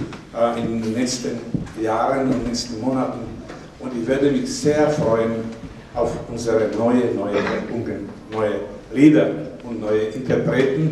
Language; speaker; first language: German; non-native, learner; Slovak